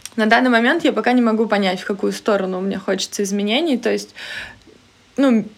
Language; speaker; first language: Russian; native; Russian